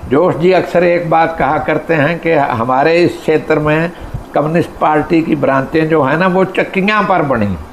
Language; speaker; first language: Hindi; non-native, local second language; Punjabi